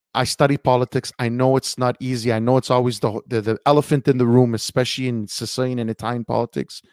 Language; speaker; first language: English; early bilingual, heritage; Italian